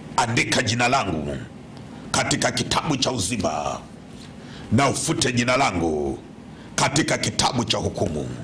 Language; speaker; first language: Swahili; native; Swahili